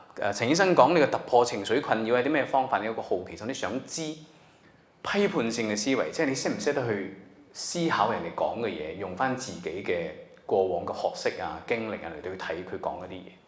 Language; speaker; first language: Cantonese; native; Cantonese